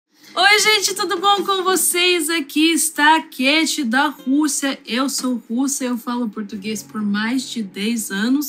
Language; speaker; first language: Portuguese; non-native, fluent; Russian